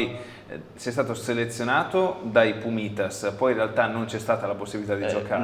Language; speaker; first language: Italian; native; Italian